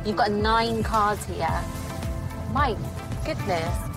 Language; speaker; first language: English; early bilingual, other home language; Hindi